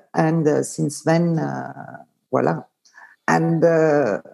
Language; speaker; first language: English; non-native, fluent; Swiss German